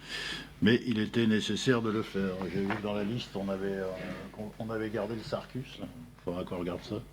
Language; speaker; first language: French; native; French